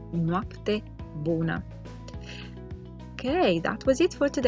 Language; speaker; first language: English; non-native, fluent; Romanian